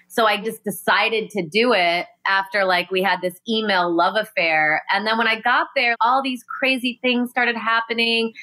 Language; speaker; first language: English; native; English